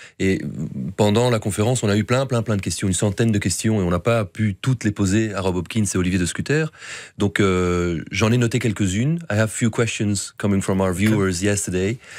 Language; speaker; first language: French; native; French